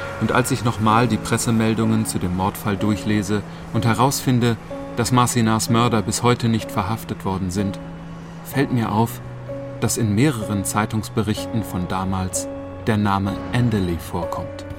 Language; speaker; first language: German; native; German